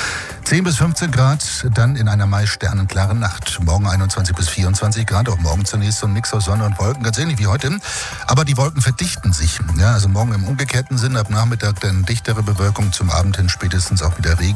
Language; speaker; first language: German; native; German